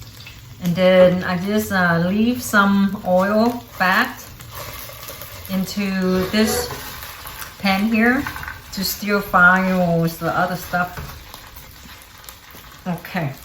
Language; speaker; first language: English; early bilingual, other home language; Vietnamese